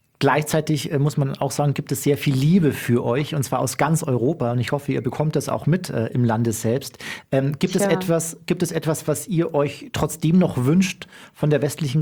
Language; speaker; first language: German; native; German